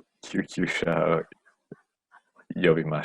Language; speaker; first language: Japanese; non-native, learner; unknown